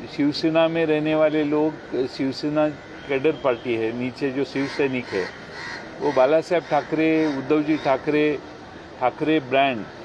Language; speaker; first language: Hindi; non-native, local second language; Marathi